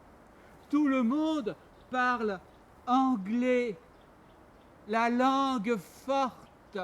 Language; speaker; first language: French; non-native, learner; Armenian